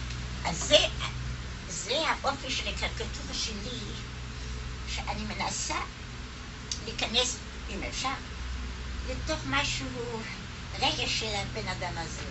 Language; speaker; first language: Hebrew; non-native, fluent; German